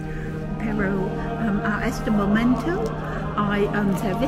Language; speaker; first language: Spanish; non-native, learner; English